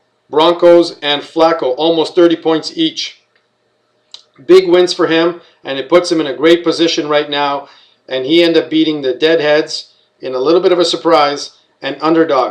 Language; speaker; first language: English; native; English